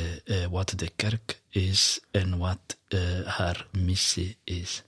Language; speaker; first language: Dutch; non-native, fluent; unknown